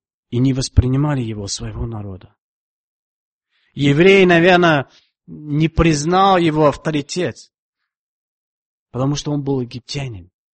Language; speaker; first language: Russian; non-native, fluent; English